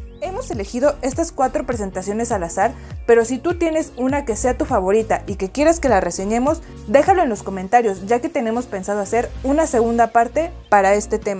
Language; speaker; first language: Spanish; native; Spanish